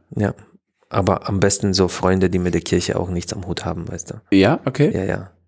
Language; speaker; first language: German; non-native, fluent; Polish